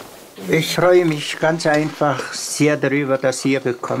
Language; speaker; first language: German; non-native, fluent; Tuvinian